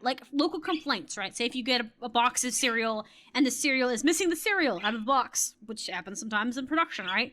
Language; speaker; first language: English; native; English